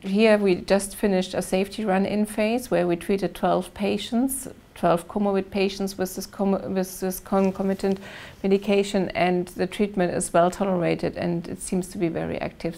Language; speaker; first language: English; non-native, fluent; German